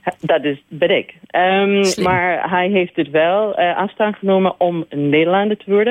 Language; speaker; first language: Dutch; non-native, learner; English